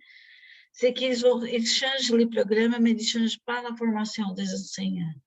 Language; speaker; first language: French; non-native, fluent; Portuguese